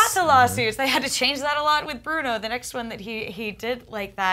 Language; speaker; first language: English; native; English